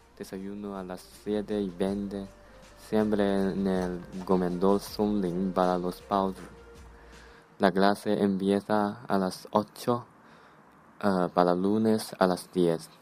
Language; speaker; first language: Spanish; non-native, learner; Chinese